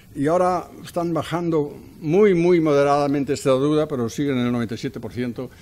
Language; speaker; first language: Spanish; non-native, fluent; German